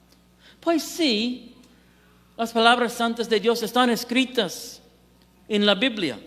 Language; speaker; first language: Spanish; non-native, fluent; English